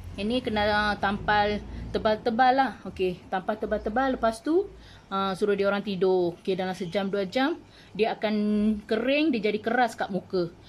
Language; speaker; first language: Malay; non-native, local second language; Tamil